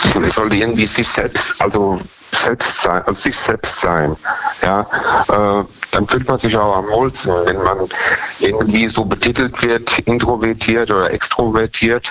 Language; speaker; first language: German; native; German